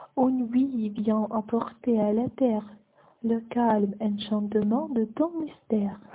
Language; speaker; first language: French; non-native, learner; Ukrainian